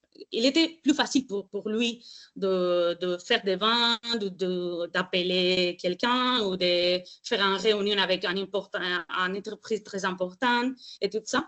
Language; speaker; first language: French; non-native, fluent; Spanish